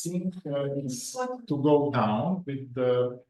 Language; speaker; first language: English; non-native, fluent; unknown